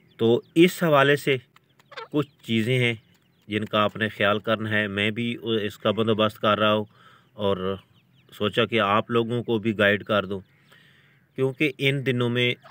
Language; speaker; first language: Urdu; non-native, local second language; Punjabi